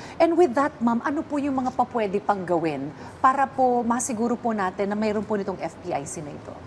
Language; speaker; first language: Filipino; native; Filipino